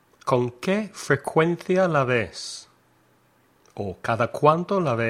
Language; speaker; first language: Spanish; non-native, fluent; English